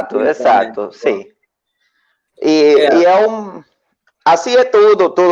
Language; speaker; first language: Portuguese; non-native, learner; Spanish